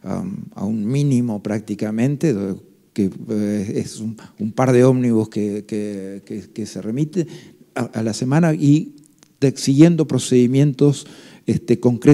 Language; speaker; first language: Spanish; native; Spanish